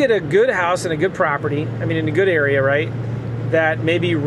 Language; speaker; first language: English; native; English